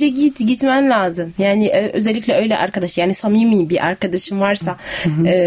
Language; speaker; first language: Turkish; native; Turkish